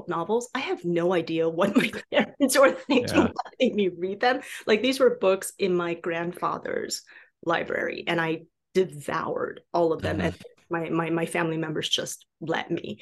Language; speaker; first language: English; non-native, fluent; Chinese